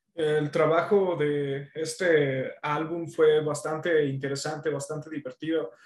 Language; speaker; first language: Spanish; native; Spanish